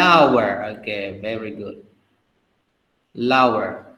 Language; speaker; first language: English; non-native, fluent; Indonesian